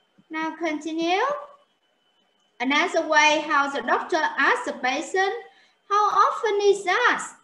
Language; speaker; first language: English; non-native, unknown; Vietnamese